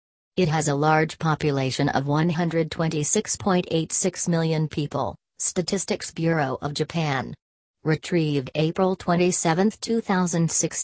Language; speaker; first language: English; non-native, local second language; Urdu